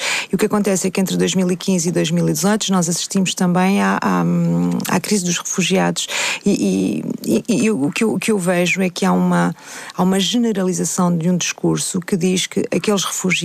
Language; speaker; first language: Portuguese; native; Portuguese